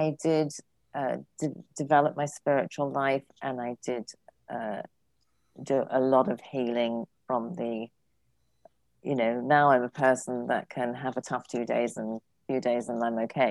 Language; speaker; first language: English; native; English